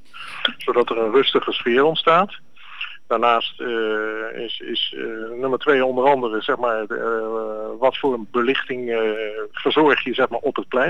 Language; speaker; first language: Dutch; native; Dutch